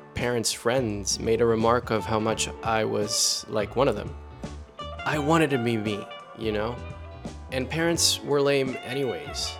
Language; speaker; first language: English; non-native, fluent; Spanish